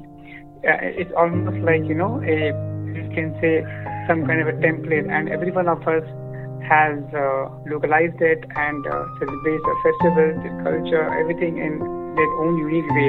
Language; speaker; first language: English; non-native, local second language; Odia